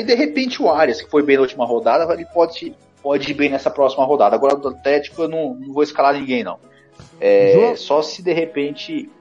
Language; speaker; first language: Portuguese; native; Portuguese